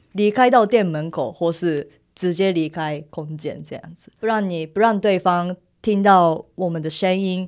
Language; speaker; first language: Chinese; non-native, fluent; Japanese